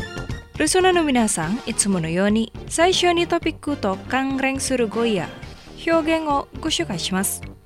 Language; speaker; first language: Japanese; non-native, fluent; Indonesian